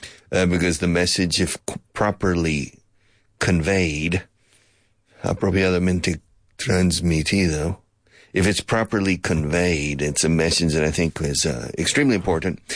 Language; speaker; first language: English; native; English